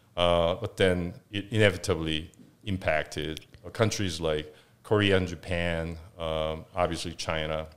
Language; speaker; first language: English; non-native, fluent; Korean